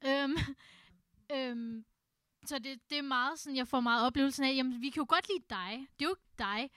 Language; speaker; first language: Danish; early bilingual, other home language; Urdu